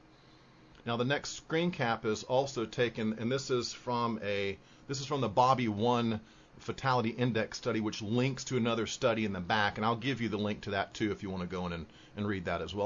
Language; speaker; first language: English; native; English